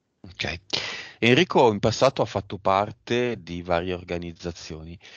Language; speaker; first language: Italian; native; Italian